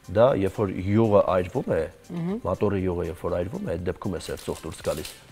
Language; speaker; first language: Armenian; native; Armenian